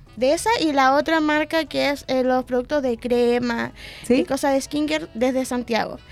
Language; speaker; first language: Spanish; native; Spanish